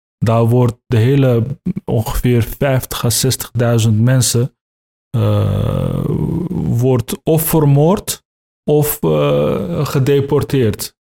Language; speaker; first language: Dutch; early bilingual, other home language; Turkish